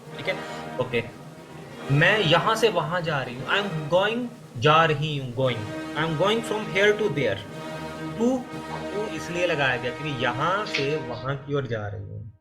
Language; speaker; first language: Hindi; native; Hindi